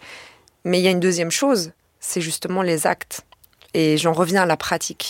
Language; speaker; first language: French; native; French